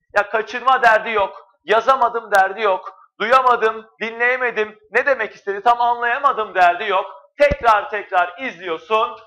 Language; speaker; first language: Turkish; native; Turkish